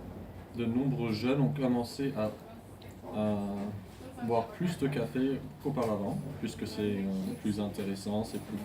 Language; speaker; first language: French; non-native, fluent; German